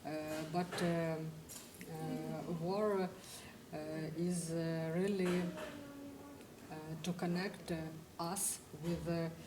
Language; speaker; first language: English; non-native, fluent; Ukrainian